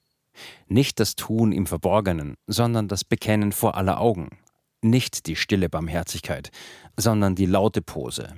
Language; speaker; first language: German; native; German